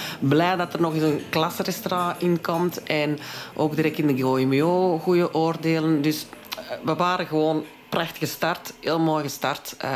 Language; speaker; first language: Dutch; non-native, local second language; French